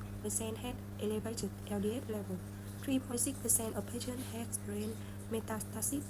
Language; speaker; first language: English; non-native, learner; Vietnamese